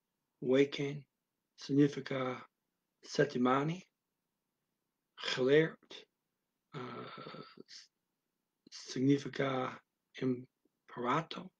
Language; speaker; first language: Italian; non-native, learner; Dutch